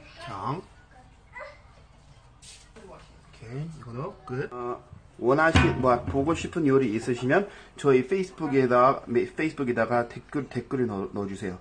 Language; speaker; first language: Korean; non-native, fluent; English